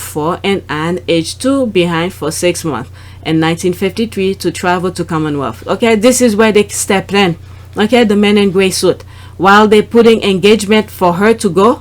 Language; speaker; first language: English; non-native, fluent; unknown